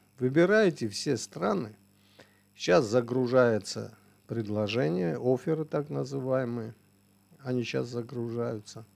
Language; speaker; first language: Russian; non-native, local second language; Armenian